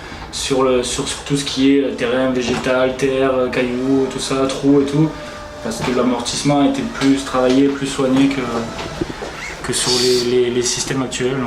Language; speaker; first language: French; native; French